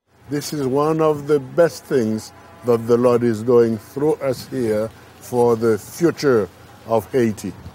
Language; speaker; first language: English; non-native, fluent; Haitian Creole